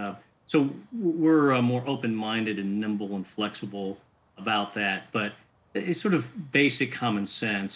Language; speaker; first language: English; native; English